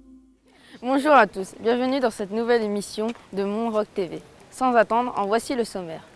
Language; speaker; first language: French; native; French